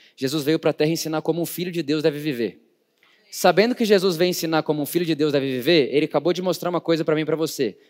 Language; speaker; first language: Portuguese; native; Portuguese